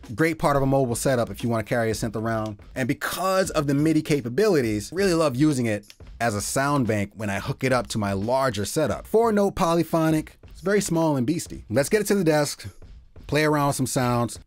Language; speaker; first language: English; native; English